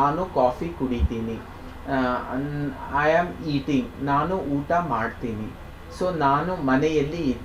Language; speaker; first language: Kannada; non-native, fluent; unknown